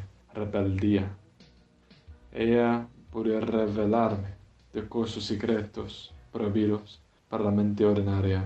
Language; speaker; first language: Spanish; non-native, fluent; English